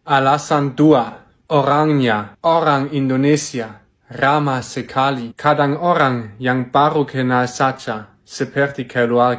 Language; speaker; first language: Indonesian; non-native, fluent; German